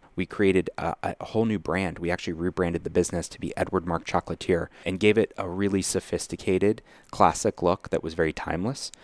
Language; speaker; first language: English; native; English